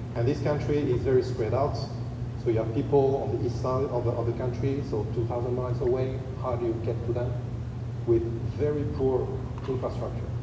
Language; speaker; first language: English; non-native, fluent; French